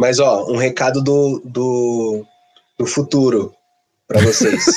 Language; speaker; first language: Portuguese; native; Portuguese